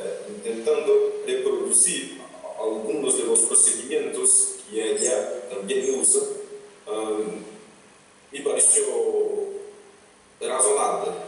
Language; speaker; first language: Spanish; non-native, fluent; Portuguese